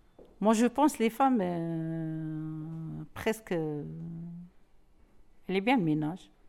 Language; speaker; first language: French; non-native, learner; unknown